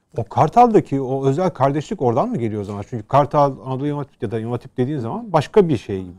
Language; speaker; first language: Turkish; native; Turkish